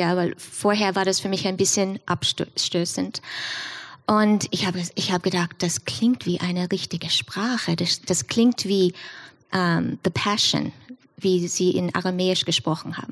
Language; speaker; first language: German; non-native, fluent; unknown